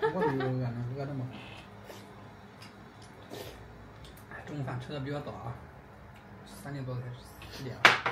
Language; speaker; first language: Chinese; native; Chinese